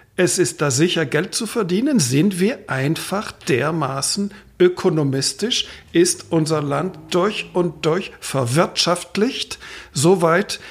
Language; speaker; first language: German; non-native, fluent; French